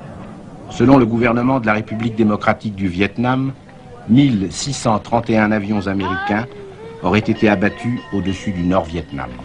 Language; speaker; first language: French; native; French